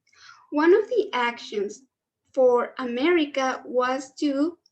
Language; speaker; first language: English; non-native, learner; Spanish